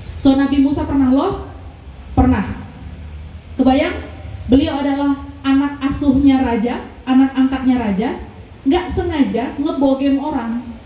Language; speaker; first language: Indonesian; native; Indonesian